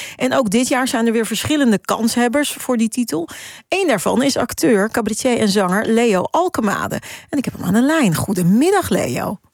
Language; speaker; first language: Dutch; native; Dutch